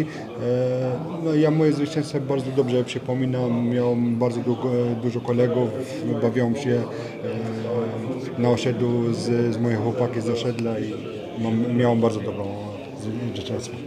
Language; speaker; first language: Polish; non-native, learner; French